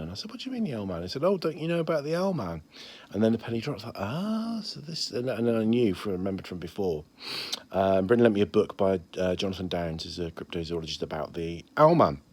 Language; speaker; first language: English; native; English